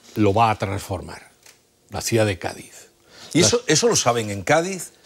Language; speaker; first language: Spanish; native; Spanish